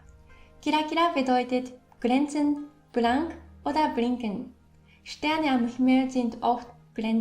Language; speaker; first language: German; non-native, fluent; Japanese